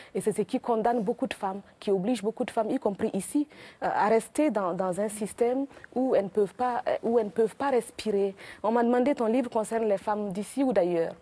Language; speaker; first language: French; non-native, local second language; Mossi